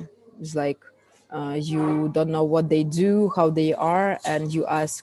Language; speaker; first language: English; non-native, fluent; Russian